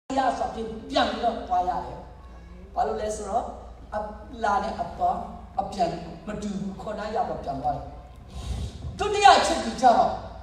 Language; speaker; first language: Burmese; non-native, local second language; Tedim Chin